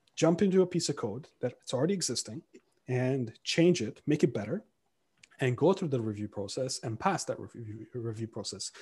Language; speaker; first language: English; early bilingual, other home language; Romanian